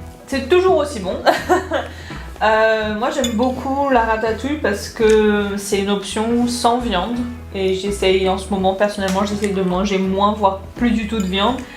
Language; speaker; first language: French; native; French